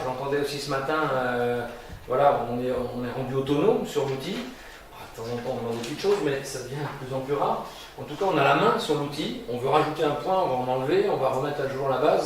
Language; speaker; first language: French; native; French